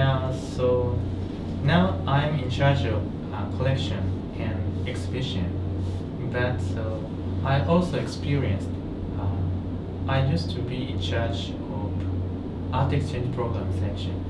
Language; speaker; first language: English; non-native, learner; Japanese